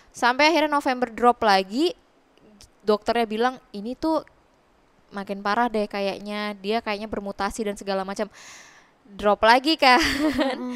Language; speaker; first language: Indonesian; native; Indonesian